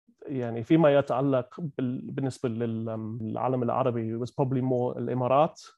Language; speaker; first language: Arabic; non-native, learner; Kachhi